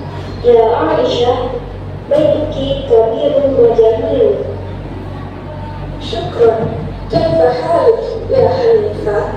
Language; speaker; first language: Arabic; non-native, learner; Indonesian